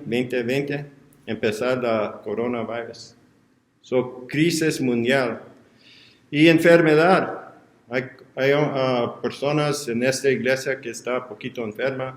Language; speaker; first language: Spanish; non-native, learner; English